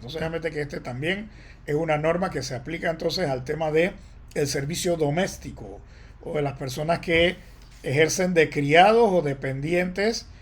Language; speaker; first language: Spanish; native; Spanish